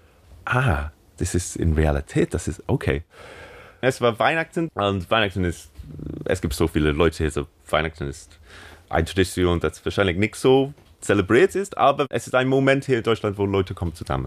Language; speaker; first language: German; non-native, fluent; English